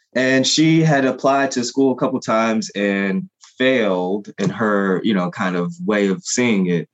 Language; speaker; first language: English; non-native, fluent; Haitian Creole